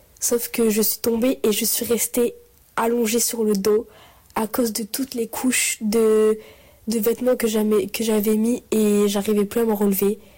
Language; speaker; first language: French; native; French